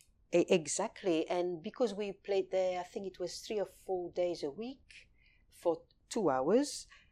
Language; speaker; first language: English; early bilingual, other home language; French